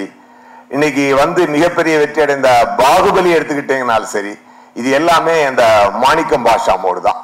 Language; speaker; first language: Tamil; native; Tamil